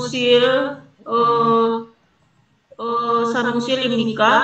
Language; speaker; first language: Korean; non-native, learner; Indonesian